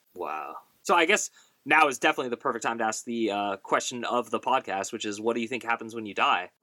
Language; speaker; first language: English; native; English